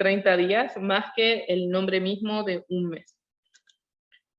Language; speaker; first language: Spanish; non-native, learner; Korean